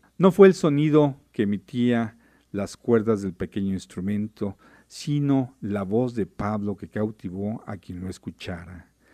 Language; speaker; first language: Spanish; native; Spanish